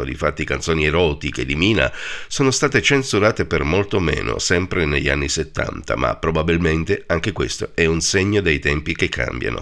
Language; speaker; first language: Italian; native; Italian